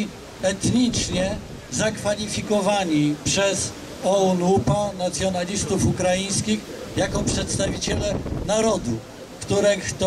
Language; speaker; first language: Polish; native; Polish